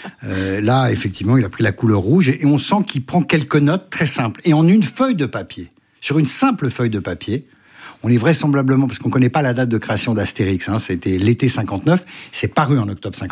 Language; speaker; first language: French; native; French